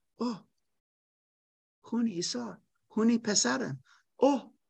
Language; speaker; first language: Persian; non-native, learner; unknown